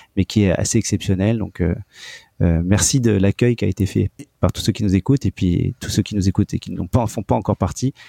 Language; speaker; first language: French; native; French